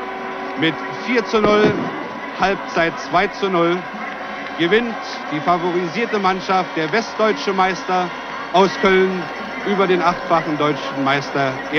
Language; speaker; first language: German; native; German